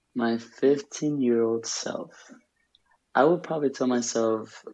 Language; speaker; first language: English; early bilingual, other home language; Spanish